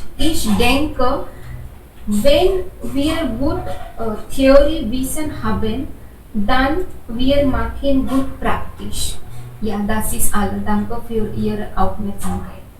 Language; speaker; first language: German; non-native, learner; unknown